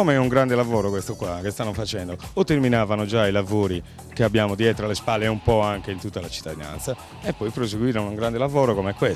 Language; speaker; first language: Italian; native; Italian